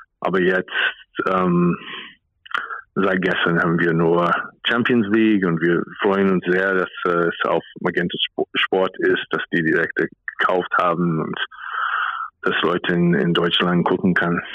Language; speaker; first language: German; non-native, fluent; English